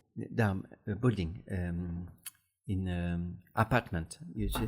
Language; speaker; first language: English; non-native, learner; French